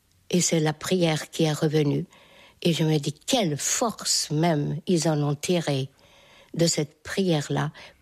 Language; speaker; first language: French; non-native, fluent; Hungarian